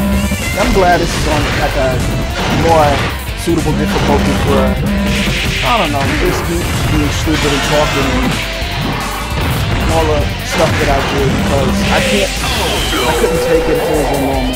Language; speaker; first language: English; native; English